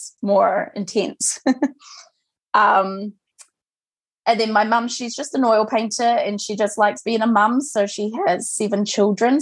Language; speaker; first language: English; native; English